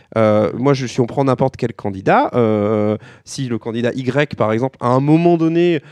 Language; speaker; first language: French; native; French